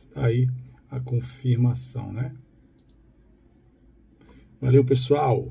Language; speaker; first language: Portuguese; native; Portuguese